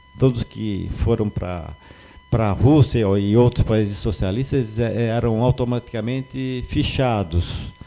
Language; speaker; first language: Portuguese; native; Portuguese